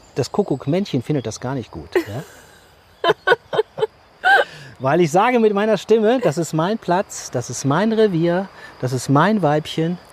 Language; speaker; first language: German; native; German